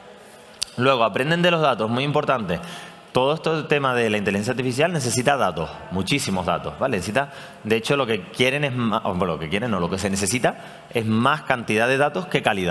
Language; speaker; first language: Spanish; native; Spanish